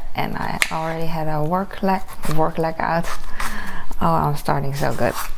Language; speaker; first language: English; non-native, fluent; Dutch